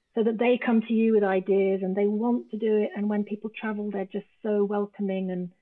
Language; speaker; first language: English; native; English